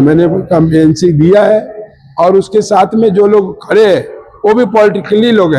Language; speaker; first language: Hindi; non-native, local second language; Marathi